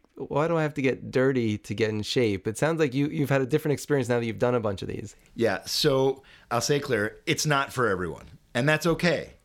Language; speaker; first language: English; native; English